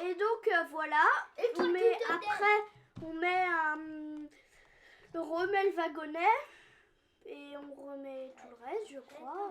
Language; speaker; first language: French; native; French